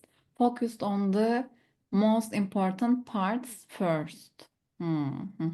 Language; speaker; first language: English; non-native, learner; Turkish